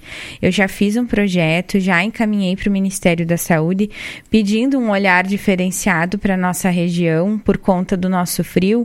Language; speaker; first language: Portuguese; native; Portuguese